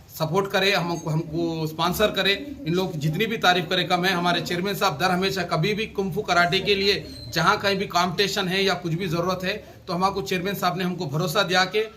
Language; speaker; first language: Hindi; non-native, local second language; Urdu